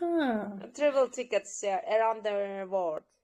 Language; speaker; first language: English; non-native, learner; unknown